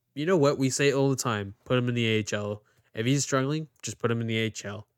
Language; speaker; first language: English; early bilingual, other home language; Maltese